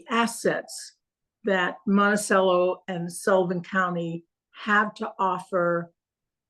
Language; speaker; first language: English; native; English